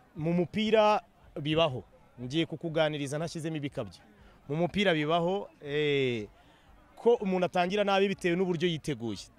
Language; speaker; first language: Kinyarwanda; native; Kinyarwanda